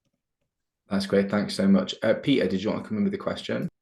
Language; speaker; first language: English; native; English